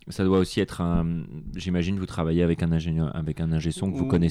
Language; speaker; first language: French; native; French